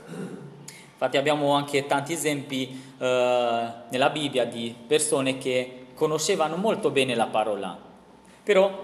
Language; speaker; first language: Italian; non-native, fluent; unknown